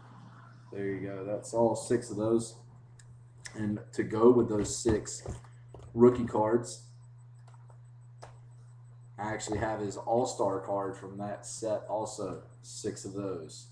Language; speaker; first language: English; native; English